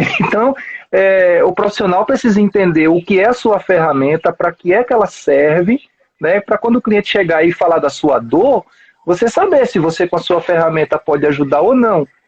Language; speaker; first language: Portuguese; native; Portuguese